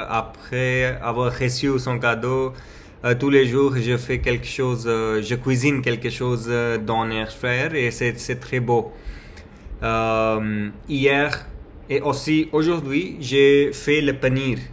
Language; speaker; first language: French; non-native, learner; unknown